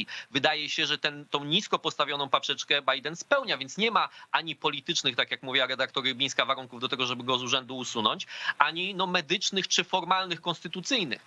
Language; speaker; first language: Polish; native; Polish